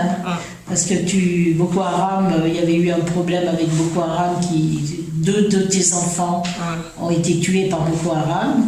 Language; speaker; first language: French; native; French